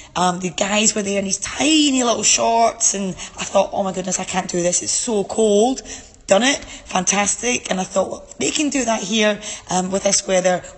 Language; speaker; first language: English; native; English